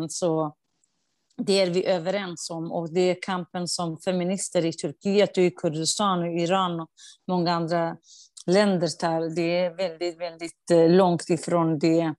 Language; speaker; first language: Swedish; non-native, fluent; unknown